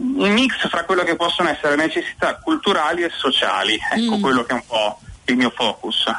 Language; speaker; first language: Italian; native; Italian